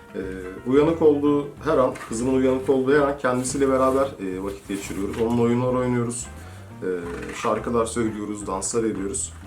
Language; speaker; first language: Turkish; native; Turkish